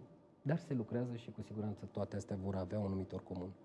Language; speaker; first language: Romanian; native; Romanian